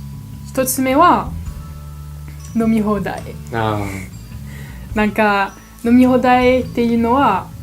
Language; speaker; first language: Japanese; non-native, learner; French